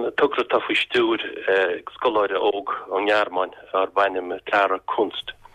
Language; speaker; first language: Irish; non-native, local second language; English